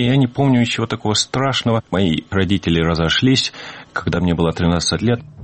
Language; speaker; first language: Russian; native; Russian